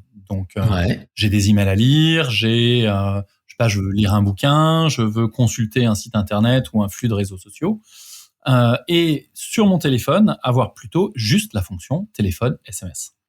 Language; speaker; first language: French; native; French